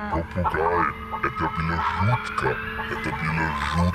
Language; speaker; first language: Russian; non-native, learner; German